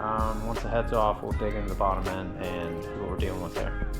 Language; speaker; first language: English; native; English